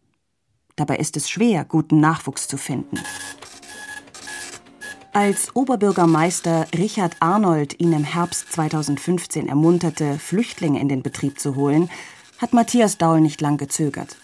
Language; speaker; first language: German; native; German